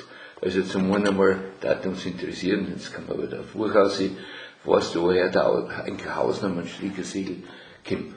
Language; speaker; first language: German; native; German